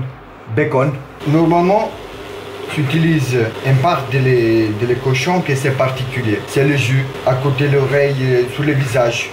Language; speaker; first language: French; non-native, learner; Italian